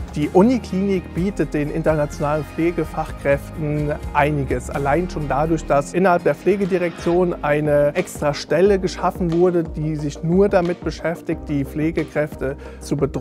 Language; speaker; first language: German; native; German